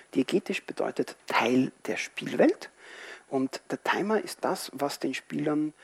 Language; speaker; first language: German; non-native, fluent; Spanish